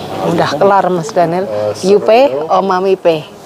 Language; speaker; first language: English; non-native, learner; Indonesian